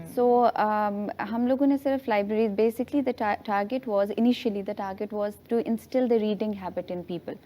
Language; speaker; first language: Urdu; native; Urdu